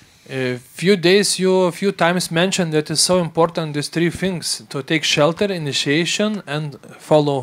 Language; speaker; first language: English; non-native, fluent; Lithuanian